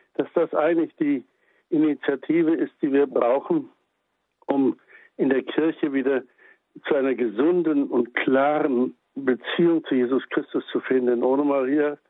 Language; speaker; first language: German; native; German